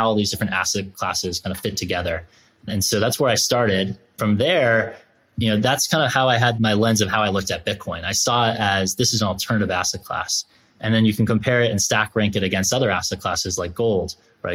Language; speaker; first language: English; native; English